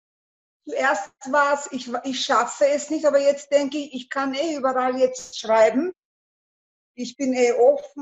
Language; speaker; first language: German; non-native, learner; Turkish